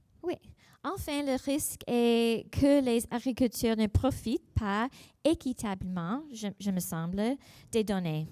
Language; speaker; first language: French; non-native, learner; English